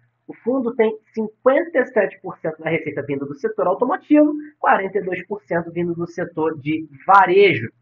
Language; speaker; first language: Portuguese; native; Portuguese